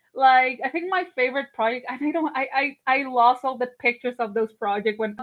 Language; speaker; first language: English; non-native, fluent; Spanish